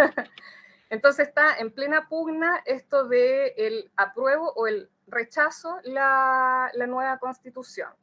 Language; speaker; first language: Spanish; native; Spanish